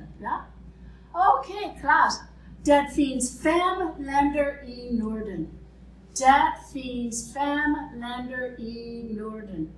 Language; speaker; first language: Swedish; non-native, fluent; English